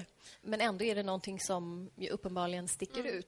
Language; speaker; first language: Swedish; native; Swedish